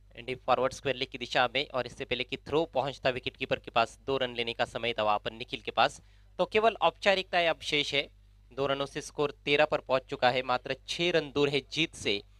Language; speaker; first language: Hindi; non-native, local second language; Marathi